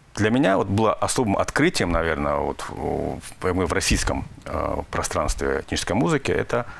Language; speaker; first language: Russian; native; Russian